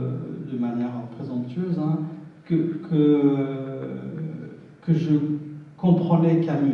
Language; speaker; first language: French; early bilingual, other home language; Arabic